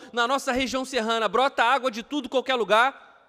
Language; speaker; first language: Portuguese; native; Portuguese